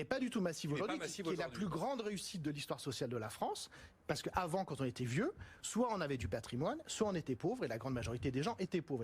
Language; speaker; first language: French; native; French